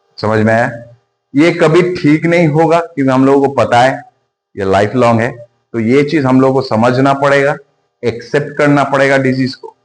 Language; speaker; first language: Hindi; non-native, local second language; Bangla